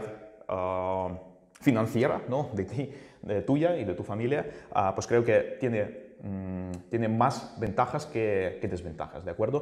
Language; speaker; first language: Spanish; native; Spanish